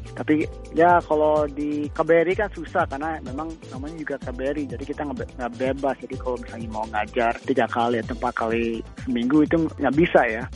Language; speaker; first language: Indonesian; early bilingual, heritage; Indonesian